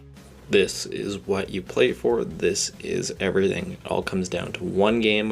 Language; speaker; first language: English; native; English